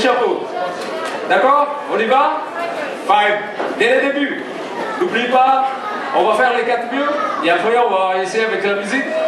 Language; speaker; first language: French; native; French